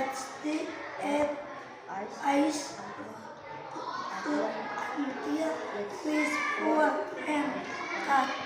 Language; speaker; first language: English; non-native, learner; Indonesian